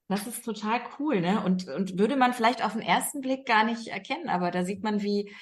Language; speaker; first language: German; native; German